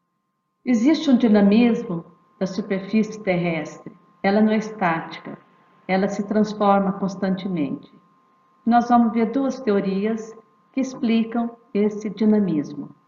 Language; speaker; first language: Portuguese; native; Portuguese